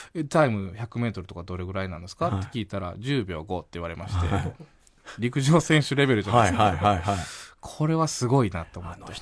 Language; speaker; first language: Japanese; native; Japanese